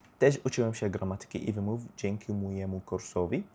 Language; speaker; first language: Polish; non-native, learner; Arabic